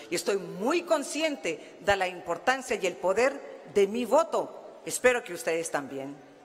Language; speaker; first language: Spanish; early bilingual, heritage; Spanish